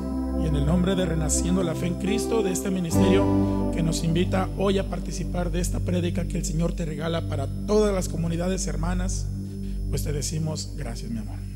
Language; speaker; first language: Spanish; native; Spanish